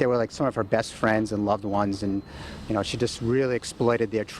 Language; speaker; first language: English; native; English